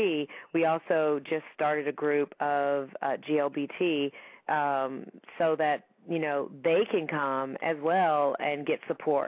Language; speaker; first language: English; native; English